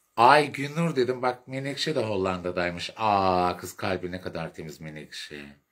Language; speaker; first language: Turkish; non-native, local second language; Arabic